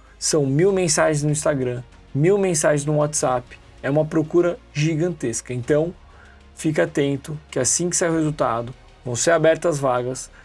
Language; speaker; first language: Portuguese; native; Portuguese